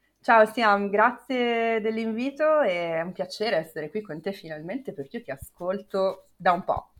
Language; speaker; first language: Italian; native; Italian